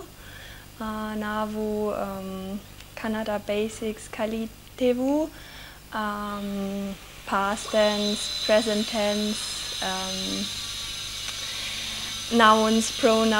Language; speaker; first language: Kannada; non-native, learner; German